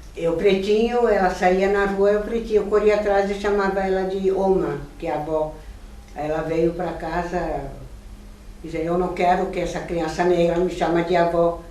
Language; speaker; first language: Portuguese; non-native, fluent; German